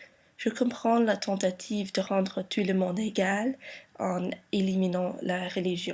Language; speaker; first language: French; non-native, learner; English